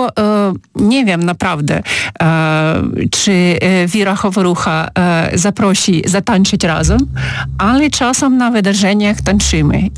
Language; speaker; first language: Polish; non-native, fluent; Ukrainian